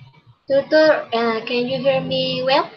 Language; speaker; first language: English; non-native, learner; Spanish